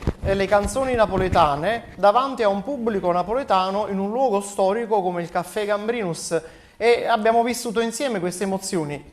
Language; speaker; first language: Italian; native; Italian